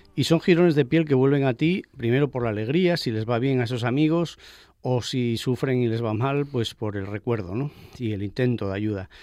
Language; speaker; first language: Spanish; native; Spanish